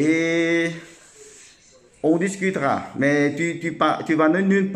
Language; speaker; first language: French; non-native, learner; Thai